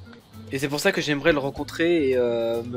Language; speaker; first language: French; native; French